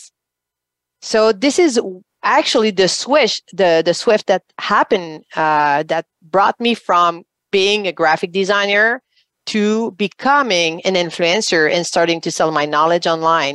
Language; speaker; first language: English; non-native, fluent; French